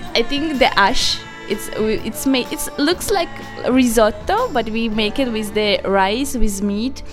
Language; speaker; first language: English; non-native, fluent; Azerbaijani